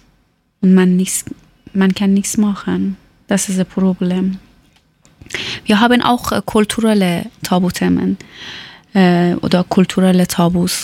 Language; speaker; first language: German; non-native, learner; Persian